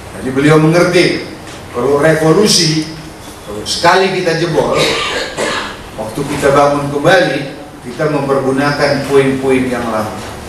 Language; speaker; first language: Indonesian; non-native, local second language; Punjabi